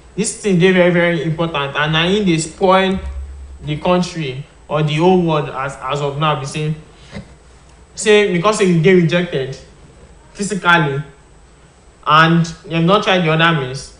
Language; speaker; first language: Nigerian Pidgin; non-native, local second language; Yoruba